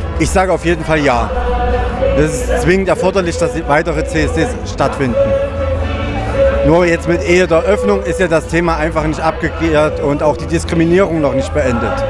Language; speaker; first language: German; native; German